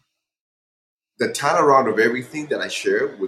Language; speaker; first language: English; non-native, local second language; Ganda